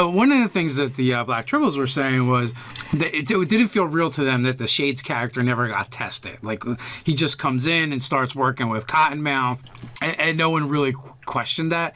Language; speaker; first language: English; native; English